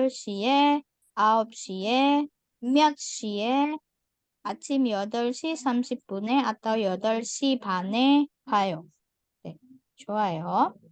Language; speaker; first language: Korean; non-native, fluent; Indonesian